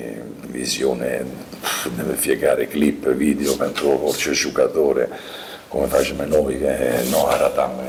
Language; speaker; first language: Romanian; non-native, learner; Italian